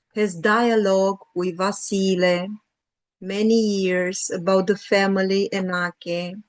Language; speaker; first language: English; non-native, learner; Romanian